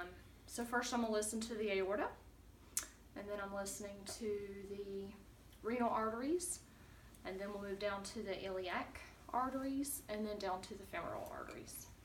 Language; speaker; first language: English; native; English